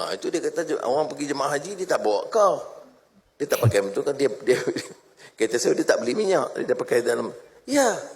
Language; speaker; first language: Malay; native; Malay